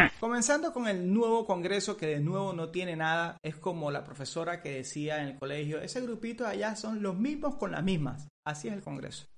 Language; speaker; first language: Spanish; native; Spanish